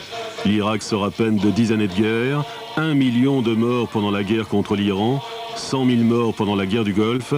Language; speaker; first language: French; native; French